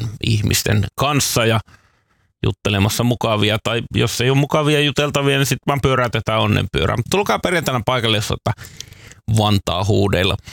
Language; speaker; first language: Finnish; native; Finnish